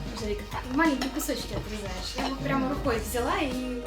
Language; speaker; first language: Russian; native; Russian